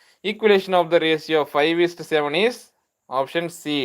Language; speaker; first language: English; non-native, local second language; Tamil